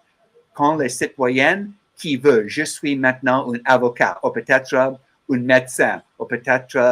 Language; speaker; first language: French; non-native, learner; English